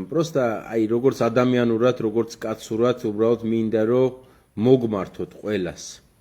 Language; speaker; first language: Georgian; non-native, local second language; Azerbaijani